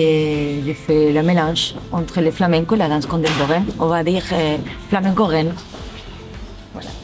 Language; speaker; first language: French; non-native, fluent; Spanish